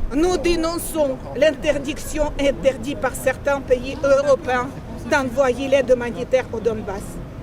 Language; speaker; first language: French; non-native, learner; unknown